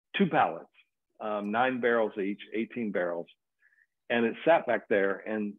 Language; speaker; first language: English; native; English